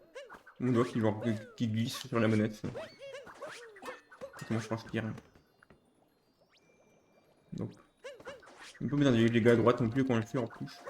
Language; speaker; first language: French; native; French